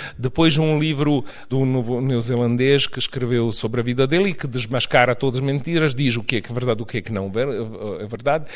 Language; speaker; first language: Portuguese; non-native, fluent; Serbian